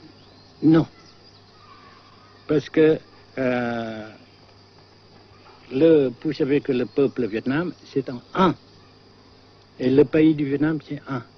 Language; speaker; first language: French; non-native, local second language; Vietnamese